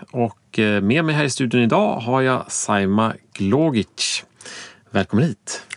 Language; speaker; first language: Swedish; native; Swedish